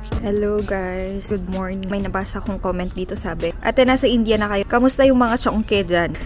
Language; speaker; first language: Filipino; native; Filipino